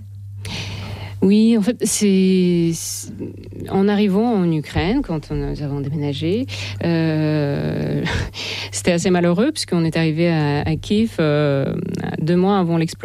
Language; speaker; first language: French; non-native, fluent; Russian